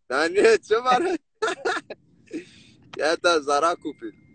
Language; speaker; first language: Russian; non-native, local second language; Persian